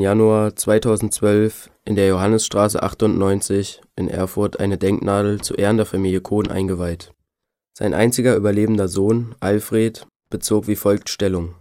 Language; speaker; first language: German; native; German